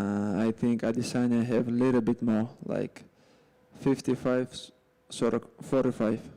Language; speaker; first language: English; non-native, learner; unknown